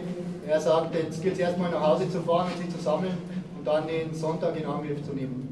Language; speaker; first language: German; native; German